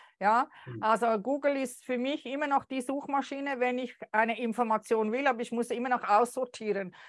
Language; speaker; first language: German; native; German